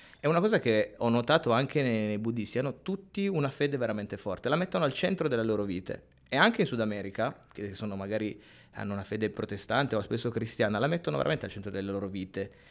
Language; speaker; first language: Italian; native; Italian